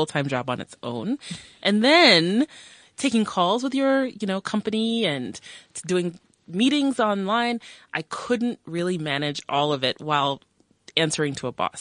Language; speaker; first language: English; native; English